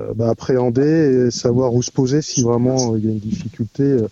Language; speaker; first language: French; native; French